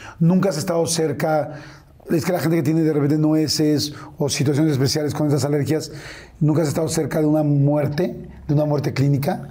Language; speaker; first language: Spanish; native; Spanish